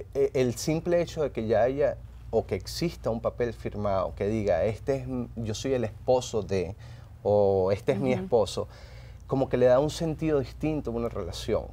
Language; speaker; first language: Spanish; native; Spanish